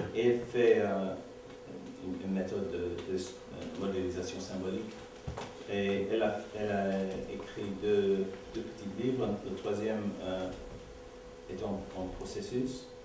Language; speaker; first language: French; non-native, learner; English